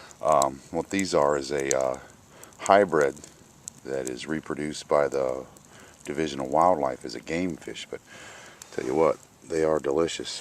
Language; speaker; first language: English; native; English